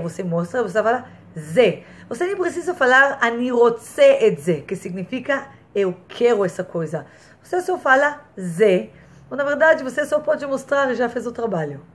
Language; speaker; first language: Portuguese; non-native, fluent; Hebrew